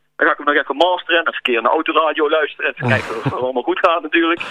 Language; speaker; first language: Dutch; native; Dutch